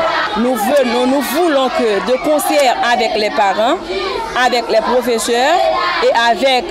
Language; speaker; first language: French; non-native, local second language; Haitian Creole